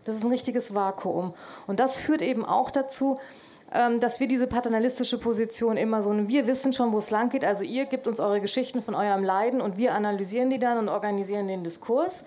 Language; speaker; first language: German; native; German